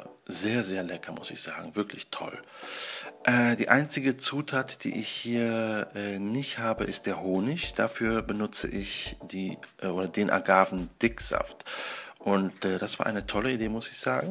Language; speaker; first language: German; native; German